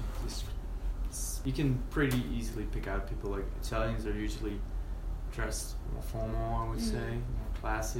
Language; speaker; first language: English; non-native, fluent; Dutch